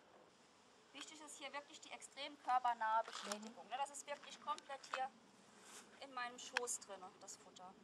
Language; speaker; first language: German; native; German